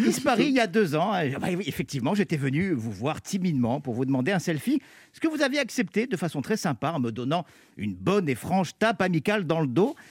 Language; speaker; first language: French; native; French